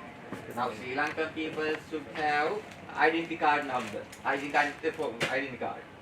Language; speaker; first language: English; non-native, local second language; Sinhala